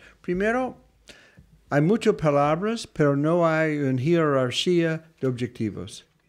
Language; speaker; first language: Spanish; non-native, fluent; English